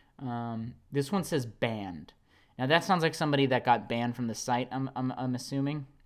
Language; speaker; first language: English; native; English